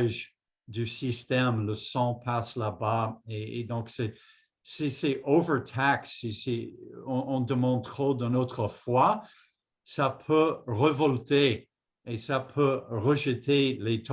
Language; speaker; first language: French; non-native, fluent; English